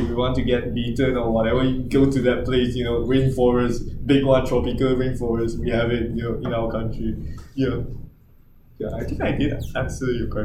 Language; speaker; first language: English; non-native, local second language; Chinese